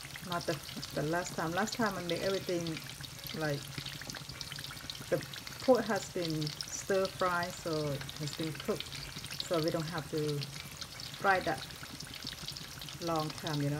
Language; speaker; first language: English; non-native, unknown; Vietnamese